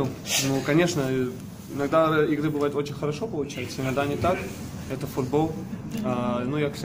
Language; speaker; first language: Russian; non-native, learner; German